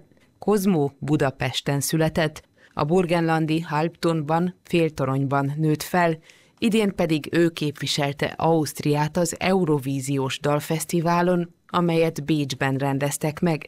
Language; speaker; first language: Hungarian; native; Hungarian